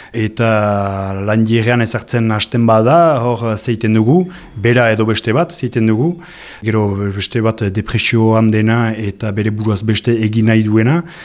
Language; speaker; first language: Basque; native; Basque